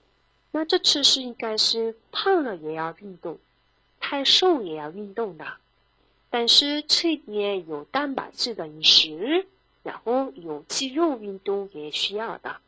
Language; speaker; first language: Chinese; non-native, fluent; Korean